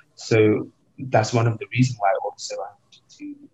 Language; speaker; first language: English; non-native, fluent; Vietnamese